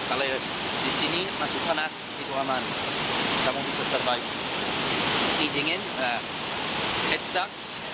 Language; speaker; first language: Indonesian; non-native, learner; English